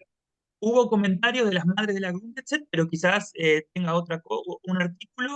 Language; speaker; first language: Spanish; native; Spanish